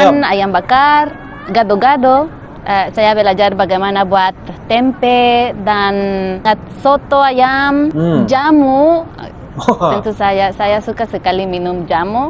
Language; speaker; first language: Indonesian; non-native, learner; Spanish